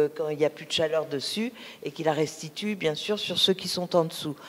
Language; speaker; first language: French; native; French